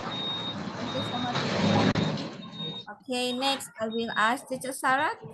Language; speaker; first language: English; non-native, learner; Indonesian